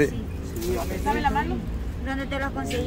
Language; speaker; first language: Spanish; native; Spanish